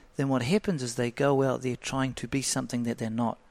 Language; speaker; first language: English; native; English